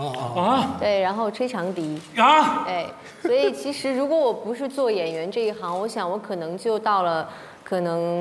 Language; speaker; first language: Chinese; native; Chinese